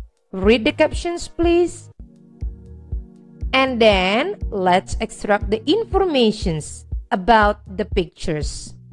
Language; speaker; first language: English; non-native, fluent; Indonesian